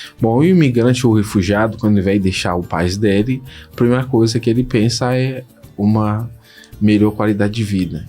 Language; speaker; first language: Portuguese; non-native, fluent; Haitian Creole